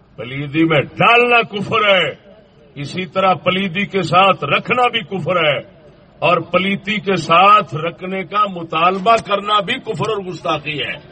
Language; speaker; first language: Urdu; non-native, local second language; Punjabi